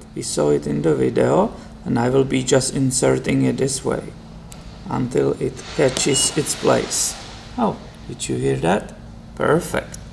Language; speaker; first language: English; non-native, fluent; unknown